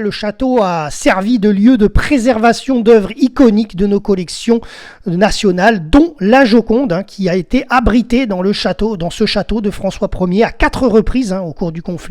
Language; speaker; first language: French; native; French